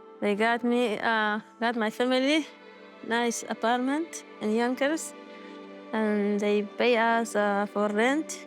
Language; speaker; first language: English; non-native, learner; Arabic